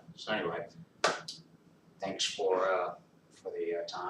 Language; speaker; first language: English; native; English